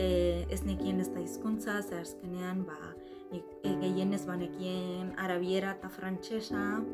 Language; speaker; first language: Basque; non-native, fluent; Arabic